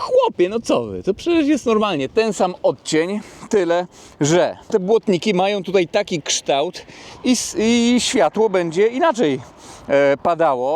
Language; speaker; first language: Polish; native; Polish